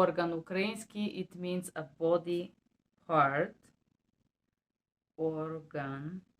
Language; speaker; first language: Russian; non-native, fluent; Bulgarian